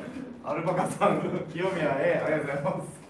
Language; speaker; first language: Japanese; native; Japanese